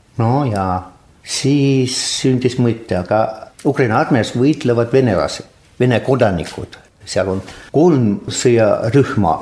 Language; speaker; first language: Estonian; non-native, local second language; Russian